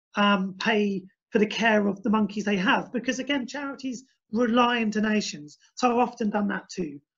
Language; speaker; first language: English; native; English